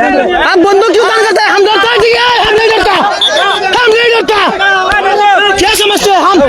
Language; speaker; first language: Hindi; non-native, learner; Bangla